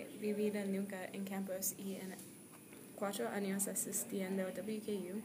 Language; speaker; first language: Spanish; non-native, learner; English